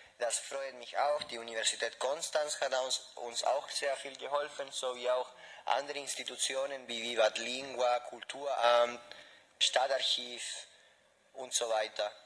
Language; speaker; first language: German; non-native, fluent; Spanish